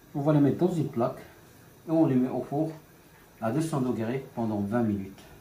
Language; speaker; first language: French; non-native, local second language; Arabic